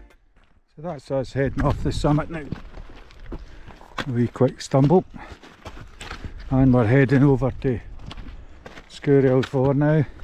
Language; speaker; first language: English; native; English